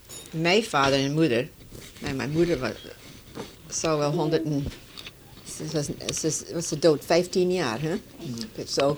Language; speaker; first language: Dutch; early bilingual, heritage; Dutch